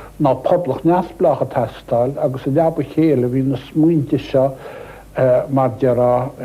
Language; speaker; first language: Irish; native; Irish